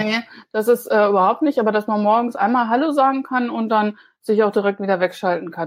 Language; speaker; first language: German; native; German